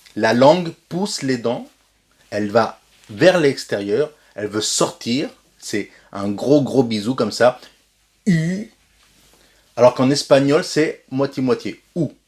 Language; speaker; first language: French; native; French